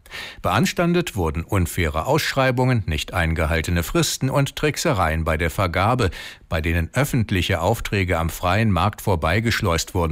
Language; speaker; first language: German; native; German